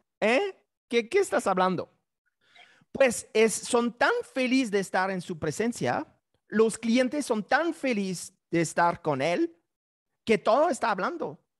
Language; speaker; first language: Spanish; non-native, fluent; French